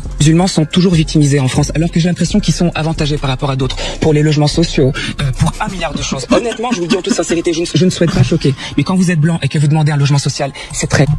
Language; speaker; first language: French; early bilingual, other home language; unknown